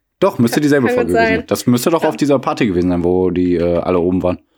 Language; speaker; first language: German; native; German